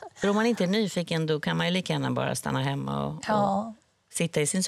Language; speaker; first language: Swedish; native; Swedish